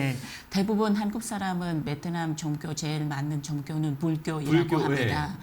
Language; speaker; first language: Korean; non-native, fluent; Vietnamese